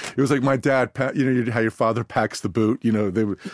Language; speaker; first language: English; native; English